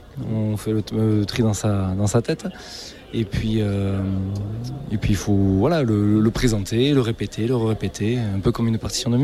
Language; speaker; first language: French; native; French